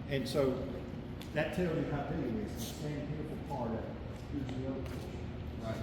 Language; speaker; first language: English; native; English